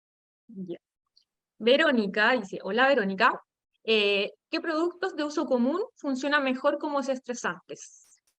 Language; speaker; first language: Spanish; native; Spanish